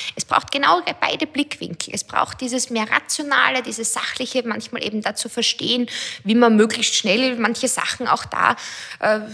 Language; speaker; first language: German; native; German